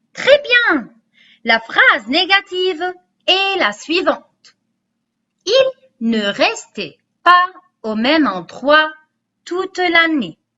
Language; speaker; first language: French; non-native, local second language; Arabic